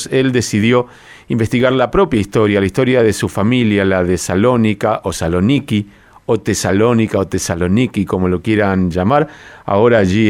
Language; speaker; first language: Spanish; native; Spanish